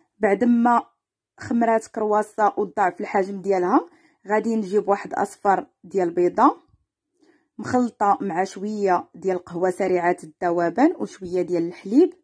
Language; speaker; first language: Arabic; native; Arabic